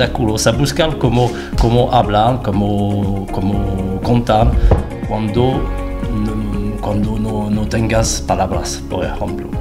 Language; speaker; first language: Spanish; non-native, fluent; French